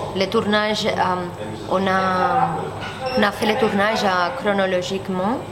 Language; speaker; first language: French; non-native, learner; Catalan